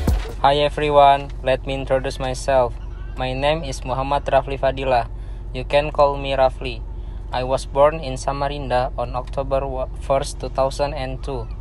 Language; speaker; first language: English; non-native, learner; Indonesian